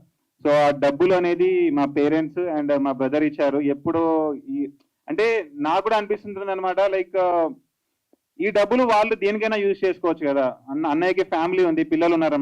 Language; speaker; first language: Telugu; native; Telugu